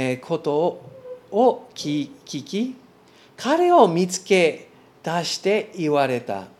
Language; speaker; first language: Japanese; non-native, learner; English